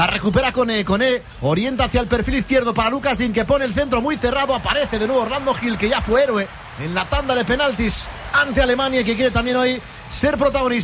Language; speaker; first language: Spanish; native; Spanish